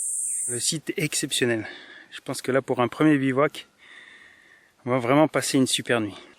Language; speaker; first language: French; native; French